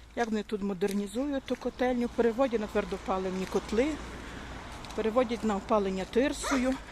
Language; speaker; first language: Ukrainian; native; Ukrainian